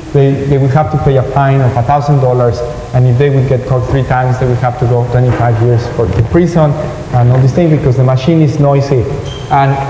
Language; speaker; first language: English; non-native, fluent; Spanish